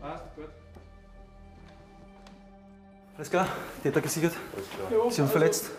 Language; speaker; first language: German; native; German